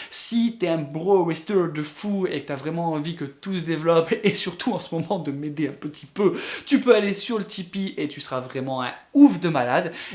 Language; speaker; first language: French; native; French